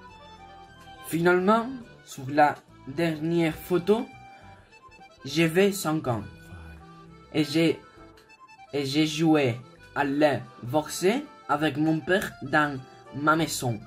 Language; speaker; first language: French; non-native, learner; Spanish